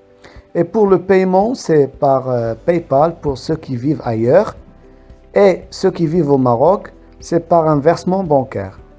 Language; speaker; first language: French; non-native, local second language; Arabic